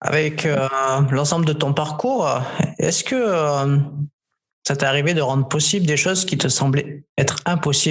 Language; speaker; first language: French; native; French